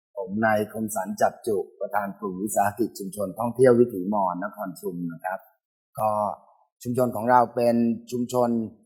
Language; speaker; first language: Thai; native; Thai